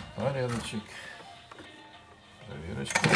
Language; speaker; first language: Russian; native; Russian